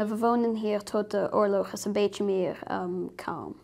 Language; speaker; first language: Dutch; early bilingual, heritage; Dutch